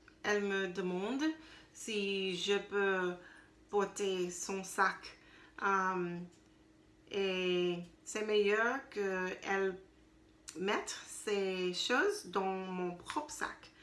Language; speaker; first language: French; non-native, learner; English